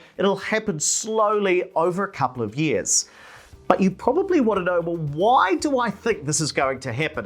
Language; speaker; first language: English; native; English